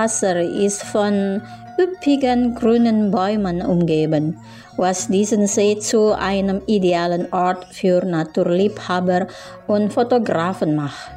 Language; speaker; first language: German; non-native, fluent; Indonesian